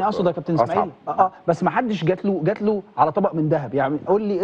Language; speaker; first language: Arabic; native; Arabic